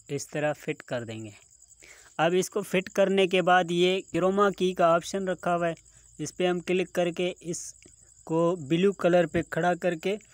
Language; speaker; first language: Urdu; non-native, local second language; Sindhi